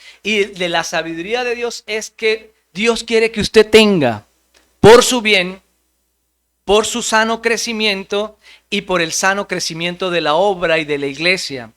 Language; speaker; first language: Spanish; native; Spanish